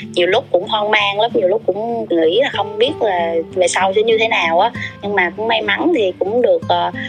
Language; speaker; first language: Vietnamese; native; Vietnamese